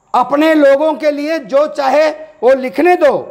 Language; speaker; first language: Hindi; non-native, local second language; Marathi